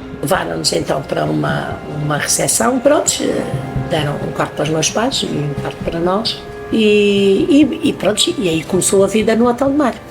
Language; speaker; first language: Portuguese; native; Portuguese